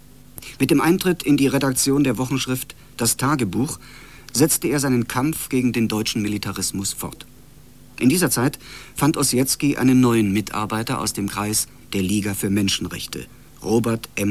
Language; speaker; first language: German; native; German